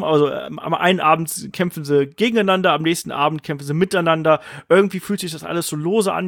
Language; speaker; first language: German; native; German